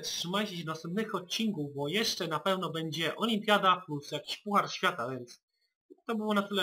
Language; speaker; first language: Polish; native; Polish